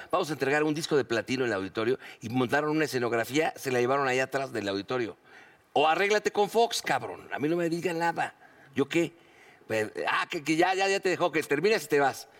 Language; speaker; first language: Spanish; native; Spanish